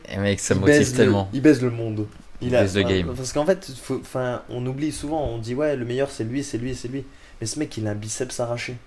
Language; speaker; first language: French; native; French